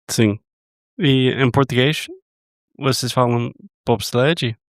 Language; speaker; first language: Portuguese; non-native, fluent; English